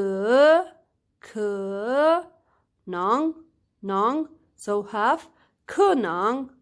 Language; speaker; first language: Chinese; non-native, fluent; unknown